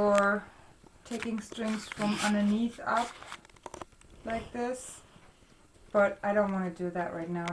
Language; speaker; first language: English; non-native, fluent; German